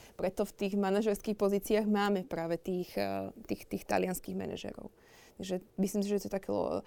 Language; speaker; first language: Slovak; native; Slovak